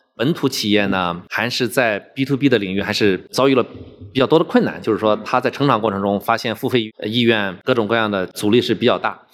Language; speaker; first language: Chinese; native; Chinese